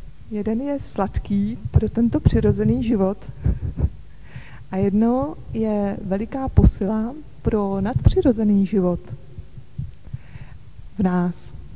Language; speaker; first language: Czech; native; Czech